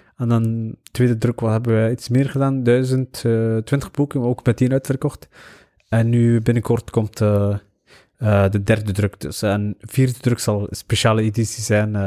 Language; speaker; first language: Dutch; early bilingual, other home language; Somali